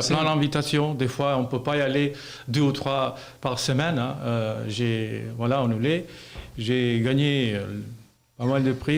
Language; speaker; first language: French; non-native, learner; Albanian